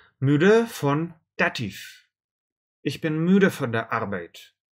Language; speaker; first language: German; non-native, fluent; Russian